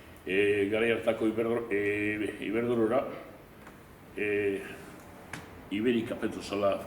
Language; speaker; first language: Basque; native; Basque